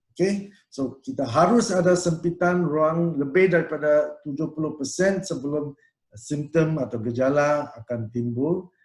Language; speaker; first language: Malay; non-native, local second language; Tamil